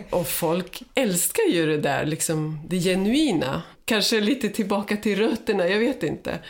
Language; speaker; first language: Swedish; native; Swedish